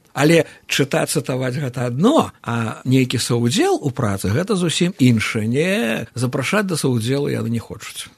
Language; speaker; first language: Belarusian; native; Belarusian